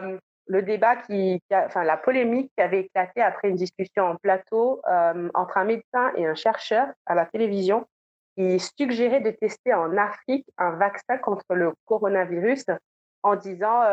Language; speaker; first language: French; native; French